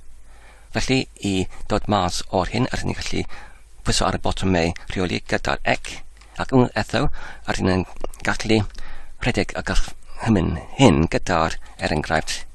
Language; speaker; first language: Welsh; non-native, learner; English